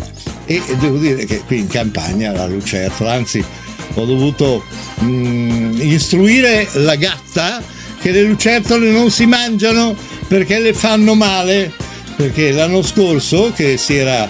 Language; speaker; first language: Italian; native; Italian